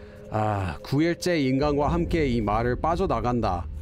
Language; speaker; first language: Korean; non-native, fluent; English